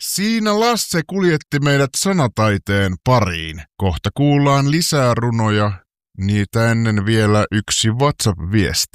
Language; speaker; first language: Finnish; native; Finnish